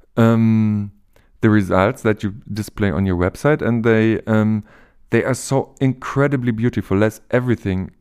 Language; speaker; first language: English; non-native, fluent; German